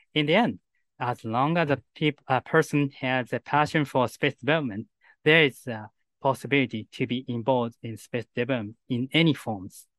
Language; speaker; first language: English; non-native, fluent; Japanese